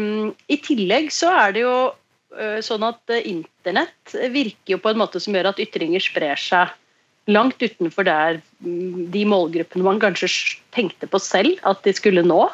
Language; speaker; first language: Norwegian; native; Norwegian